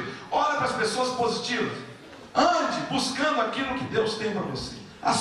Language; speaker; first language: Portuguese; native; Portuguese